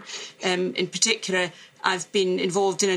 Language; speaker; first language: English; native; English